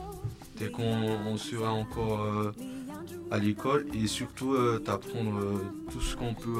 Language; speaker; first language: French; non-native, local second language; Malagasy